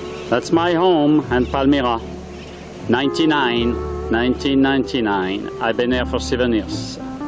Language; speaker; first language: English; non-native, learner; French